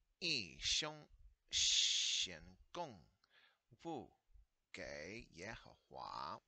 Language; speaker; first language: Chinese; non-native, fluent; English